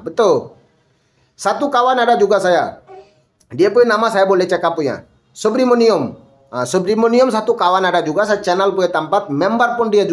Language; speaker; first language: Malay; non-native, learner; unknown